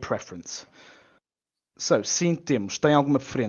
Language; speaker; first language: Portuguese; non-native, fluent; English